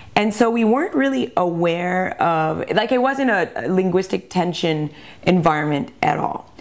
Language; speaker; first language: English; early bilingual, other home language; French